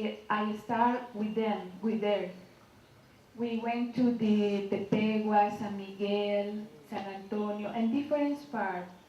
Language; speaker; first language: English; non-native, learner; Spanish